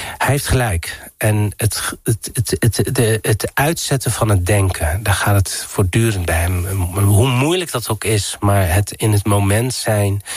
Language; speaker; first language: Dutch; early bilingual, other home language; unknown